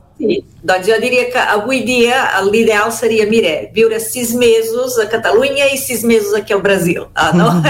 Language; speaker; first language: Catalan; early bilingual, heritage; Catalan